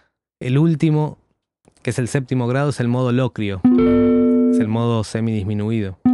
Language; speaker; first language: Spanish; native; Spanish